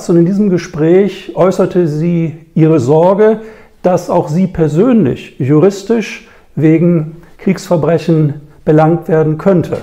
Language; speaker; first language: German; native; German